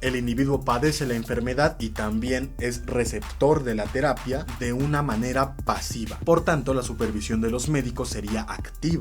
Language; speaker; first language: Spanish; native; Spanish